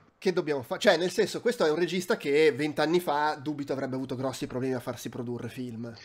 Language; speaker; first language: Italian; native; Italian